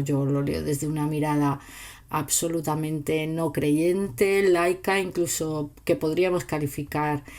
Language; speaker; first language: Spanish; native; Spanish